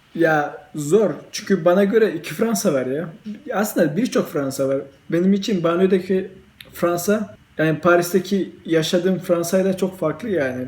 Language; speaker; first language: Turkish; early bilingual, heritage; Turkish